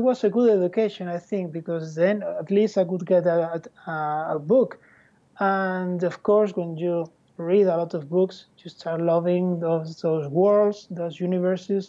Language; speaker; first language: English; non-native, fluent; Spanish